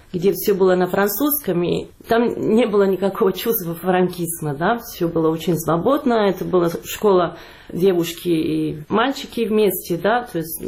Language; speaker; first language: Russian; non-native, fluent; Catalan